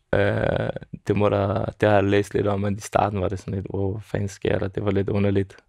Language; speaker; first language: Danish; early bilingual, other home language; Serbian